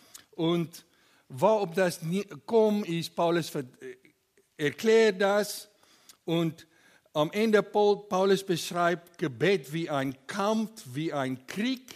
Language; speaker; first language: German; non-native, learner; Afrikaans